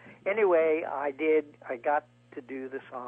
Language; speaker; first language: English; native; English